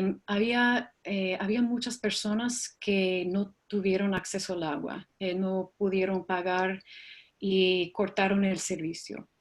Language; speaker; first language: Spanish; non-native, fluent; English